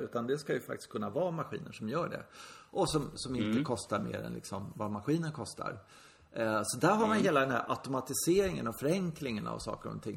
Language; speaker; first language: Swedish; native; Swedish